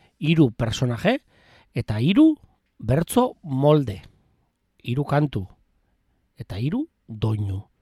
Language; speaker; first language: Basque; native; Basque